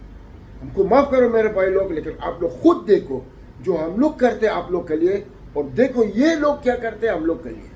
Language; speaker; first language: Hindi; non-native, learner; Arabic